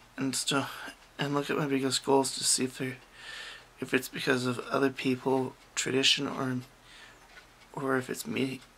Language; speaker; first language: English; native; English